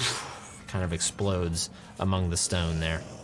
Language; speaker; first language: English; native; English